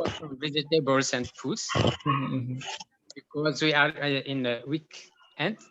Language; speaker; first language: English; non-native, local second language; Arabic